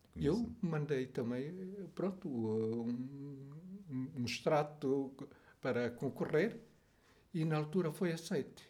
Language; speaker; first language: Portuguese; non-native, fluent; Tetum